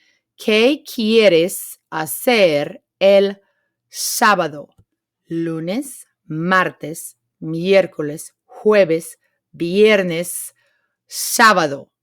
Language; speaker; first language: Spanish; non-native, fluent; English